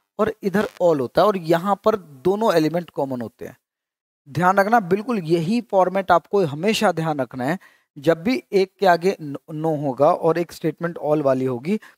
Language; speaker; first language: Hindi; native; Hindi